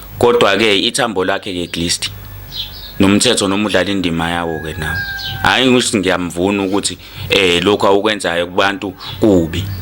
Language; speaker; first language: Zulu; native; Zulu